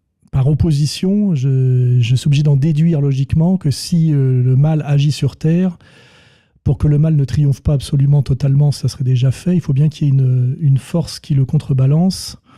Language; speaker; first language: French; native; French